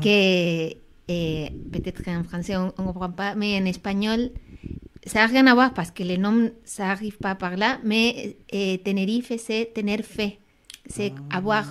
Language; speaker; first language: French; non-native, fluent; Spanish